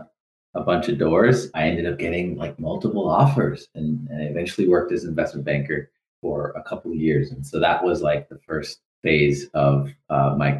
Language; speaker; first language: English; native; English